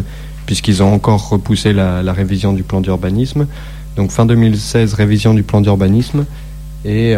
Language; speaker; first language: French; native; French